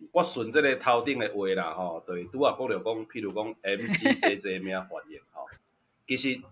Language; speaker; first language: Chinese; native; Chinese